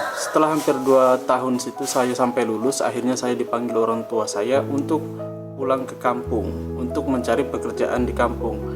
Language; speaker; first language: Indonesian; non-native, local second language; Javanese